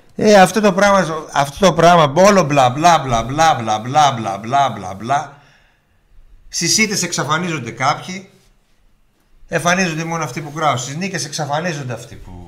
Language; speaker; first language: Greek; early bilingual, heritage; Greek